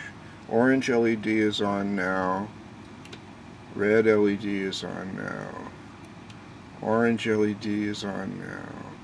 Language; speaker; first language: English; native; English